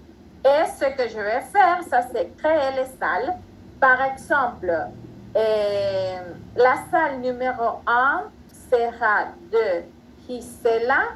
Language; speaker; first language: French; non-native, fluent; Spanish